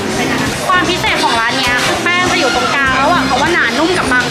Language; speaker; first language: Thai; native; Thai